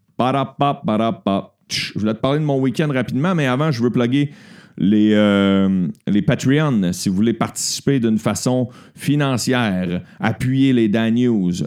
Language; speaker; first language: French; native; French